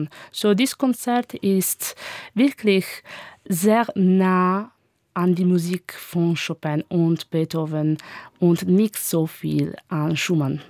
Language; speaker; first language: German; non-native, learner; Italian